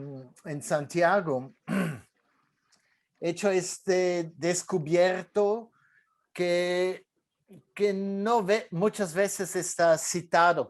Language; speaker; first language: Spanish; non-native, fluent; French